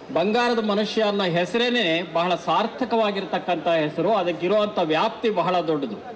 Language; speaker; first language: Kannada; native; Kannada